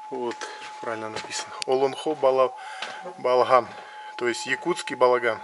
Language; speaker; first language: Russian; native; Russian